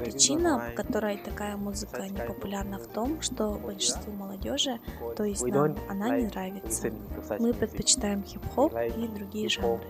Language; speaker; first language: Russian; non-native, fluent; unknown